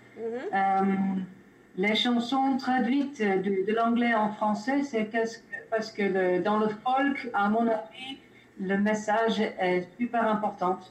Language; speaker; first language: French; non-native, fluent; Dutch